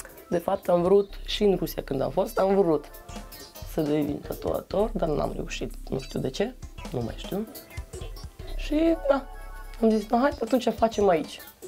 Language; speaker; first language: Romanian; non-native, fluent; Russian